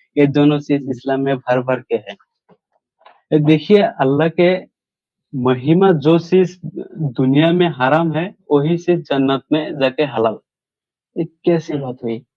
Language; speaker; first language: Hindi; non-native, local second language; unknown